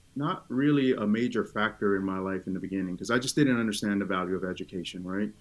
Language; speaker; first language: English; early bilingual, other home language; Tongan